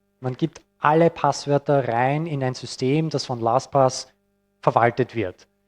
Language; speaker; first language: German; non-native, fluent; English